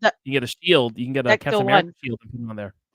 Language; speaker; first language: English; native; English